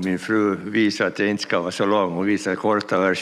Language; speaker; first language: Swedish; native; Swedish